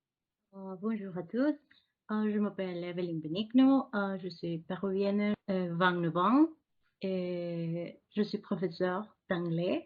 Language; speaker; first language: French; non-native, fluent; Spanish